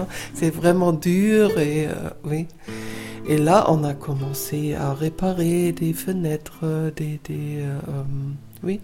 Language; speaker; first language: French; non-native, fluent; German